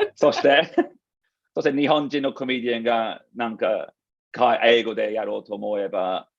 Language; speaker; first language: Japanese; non-native, fluent; English